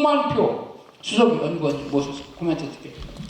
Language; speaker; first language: Korean; native; Korean